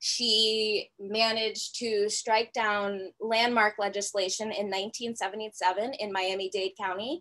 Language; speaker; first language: English; native; English